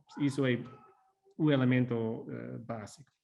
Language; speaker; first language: Portuguese; non-native, fluent; English